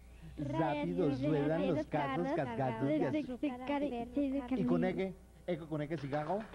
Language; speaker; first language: Spanish; native; Spanish